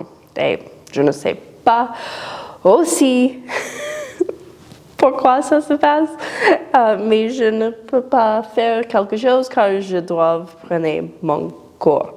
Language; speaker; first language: French; non-native, learner; English